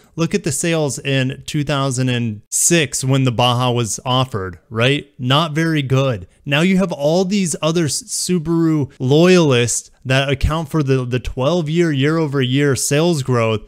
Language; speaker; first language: English; native; English